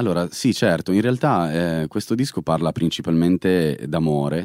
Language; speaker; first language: Italian; native; Italian